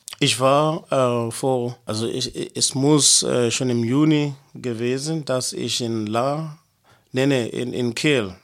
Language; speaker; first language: German; non-native, fluent; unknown